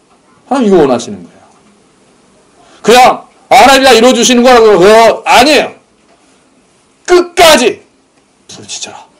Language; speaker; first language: Korean; native; Korean